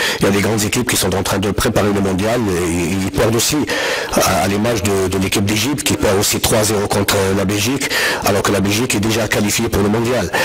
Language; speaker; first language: French; non-native, local second language; Arabic